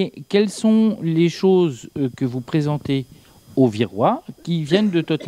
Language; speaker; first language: French; native; French